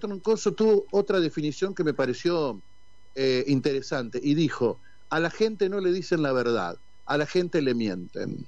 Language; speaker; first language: Spanish; native; Spanish